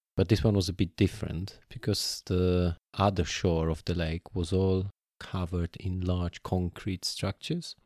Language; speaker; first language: English; non-native, fluent; Polish